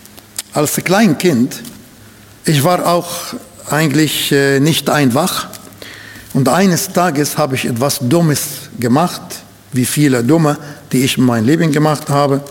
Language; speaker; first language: German; non-native, fluent; Arabic